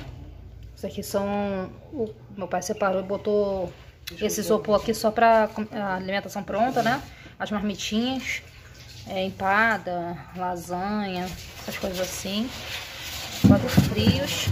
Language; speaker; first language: Portuguese; native; Portuguese